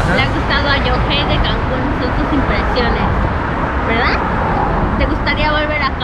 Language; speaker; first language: Spanish; native; Spanish